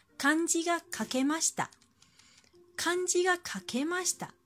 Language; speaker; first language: Japanese; non-native, fluent; Chinese